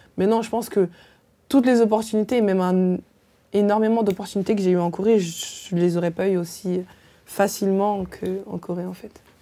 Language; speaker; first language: French; native; French